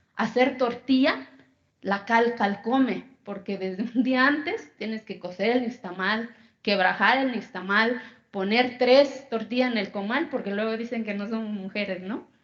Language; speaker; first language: Spanish; non-native, local second language; Zapotec